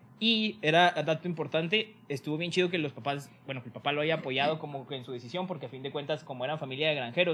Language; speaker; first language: Spanish; native; Spanish